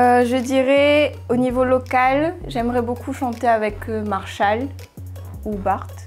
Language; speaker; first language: French; native; French